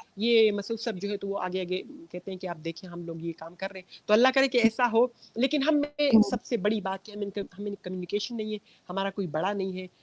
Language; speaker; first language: Urdu; non-native, local second language; Pashto